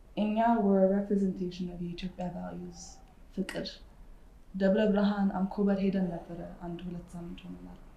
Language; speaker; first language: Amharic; early bilingual, heritage; Amharic